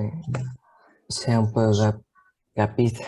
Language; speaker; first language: French; non-native, learner; Vietnamese